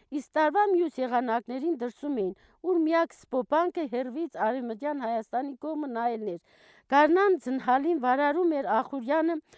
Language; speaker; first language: Armenian; non-native, local second language; Kurdish